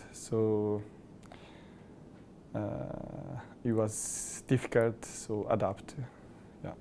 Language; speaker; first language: English; non-native, learner; Japanese